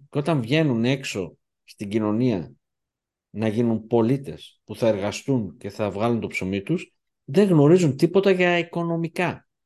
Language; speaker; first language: Greek; early bilingual, heritage; Greek